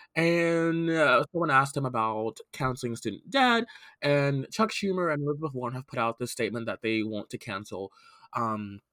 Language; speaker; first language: English; native; English